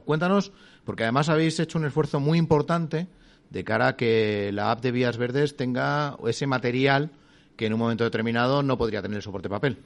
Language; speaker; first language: Spanish; native; Spanish